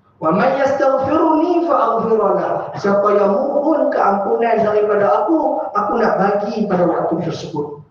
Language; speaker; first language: Malay; native; Malay